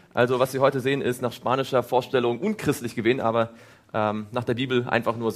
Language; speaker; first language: German; native; German